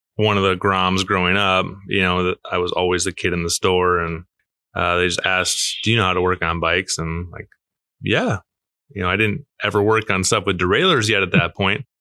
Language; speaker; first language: English; native; English